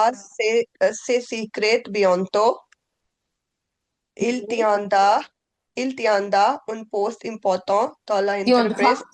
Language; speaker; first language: French; non-native, learner; Punjabi